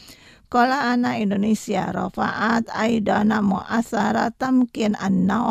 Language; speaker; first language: Arabic; non-native, fluent; Indonesian